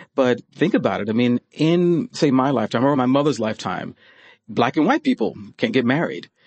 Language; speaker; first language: English; native; English